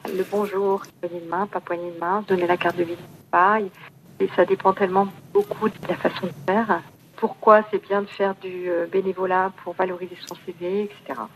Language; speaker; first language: French; native; French